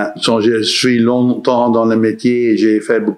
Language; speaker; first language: French; non-native, learner; Dutch